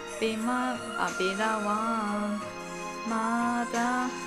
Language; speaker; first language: English; non-native, learner; Japanese